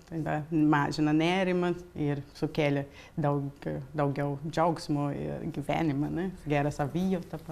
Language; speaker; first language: Lithuanian; early bilingual, heritage; Lithuanian